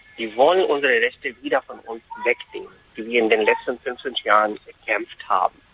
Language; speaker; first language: German; non-native, fluent; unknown